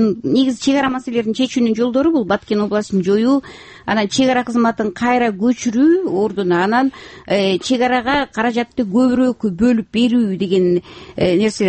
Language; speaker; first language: Kyrgyz; native; Kyrgyz